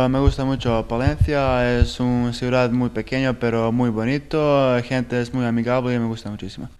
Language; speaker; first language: Spanish; non-native, fluent; Bosnian